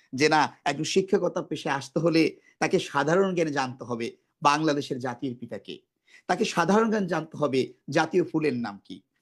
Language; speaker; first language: Bangla; native; Bangla